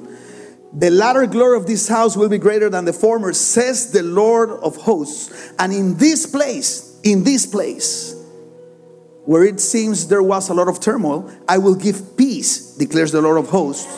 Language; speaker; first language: English; non-native, fluent; Spanish